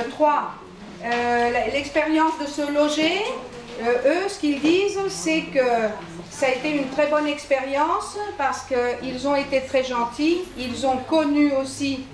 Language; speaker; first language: French; non-native, fluent; Spanish